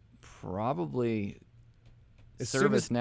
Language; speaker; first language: English; native; English